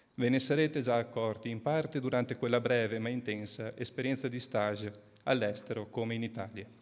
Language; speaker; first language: Italian; native; Italian